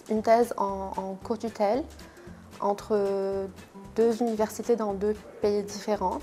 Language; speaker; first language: French; non-native, local second language; Arabic